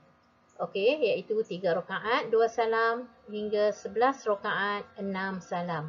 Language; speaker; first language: Malay; native; Malay